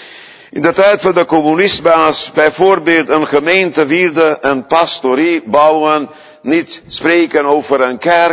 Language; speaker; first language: Dutch; non-native, fluent; Hungarian